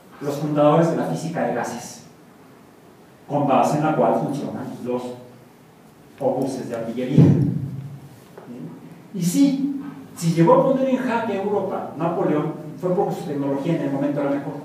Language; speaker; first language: Spanish; native; Spanish